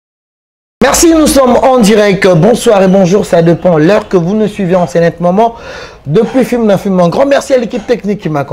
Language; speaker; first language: French; non-native, local second language; Lingala